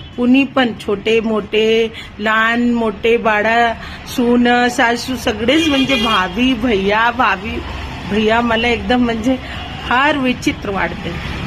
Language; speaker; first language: Marathi; non-native, local second language; Hindi